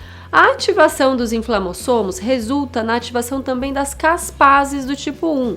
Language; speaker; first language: Portuguese; native; Portuguese